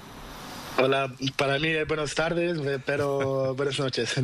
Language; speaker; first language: Spanish; non-native, learner; Portuguese